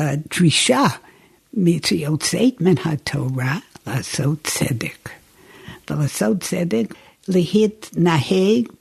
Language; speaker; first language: Hebrew; non-native, fluent; English